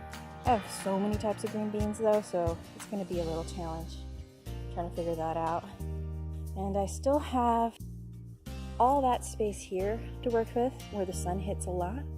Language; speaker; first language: English; native; English